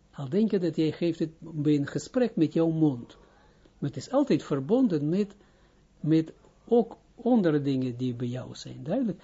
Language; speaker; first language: Dutch; non-native, fluent; Hebrew